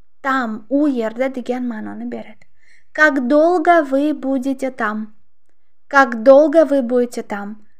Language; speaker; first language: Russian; non-native, local second language; Uzbek